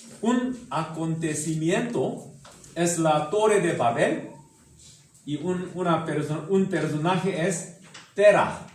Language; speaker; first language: Spanish; non-native, learner; Korean